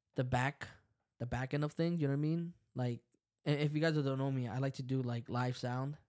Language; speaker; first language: English; early bilingual, other home language; Spanish